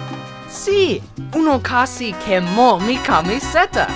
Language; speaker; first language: Spanish; non-native, learner; English